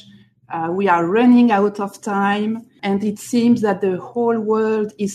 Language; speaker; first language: English; non-native, fluent; French